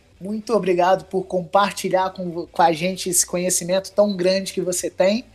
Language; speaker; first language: Portuguese; native; Portuguese